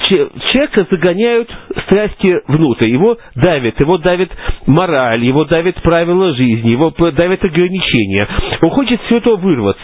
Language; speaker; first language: Russian; native; Russian